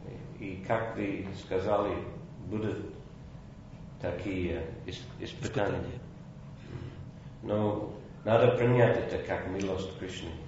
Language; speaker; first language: Russian; non-native, fluent; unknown